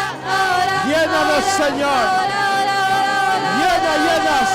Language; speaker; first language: Spanish; native; Spanish